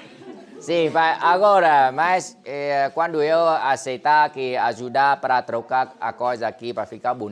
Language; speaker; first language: Portuguese; non-native, learner; Vietnamese